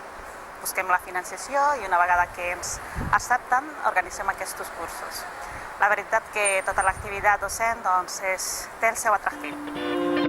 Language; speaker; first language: Catalan; non-native, fluent; Spanish